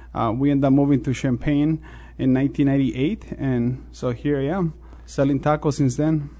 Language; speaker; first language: English; non-native, fluent; Spanish